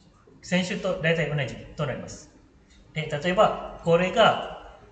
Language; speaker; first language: Japanese; non-native, fluent; Malay